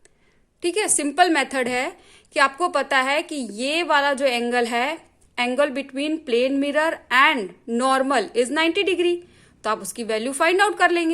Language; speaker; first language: Hindi; native; Hindi